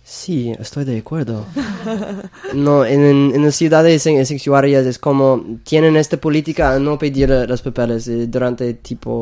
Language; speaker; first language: Spanish; non-native, fluent; English